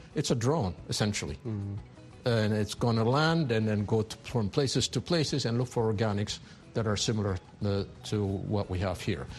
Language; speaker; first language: English; non-native, fluent; Amharic